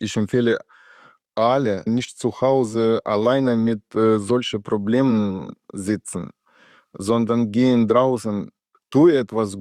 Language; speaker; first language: German; non-native, learner; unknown